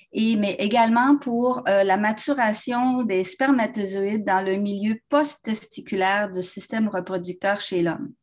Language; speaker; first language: French; native; French